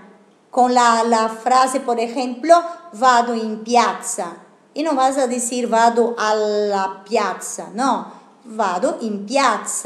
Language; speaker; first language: Spanish; non-native, fluent; Portuguese